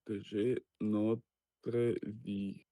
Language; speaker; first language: French; non-native, learner; Russian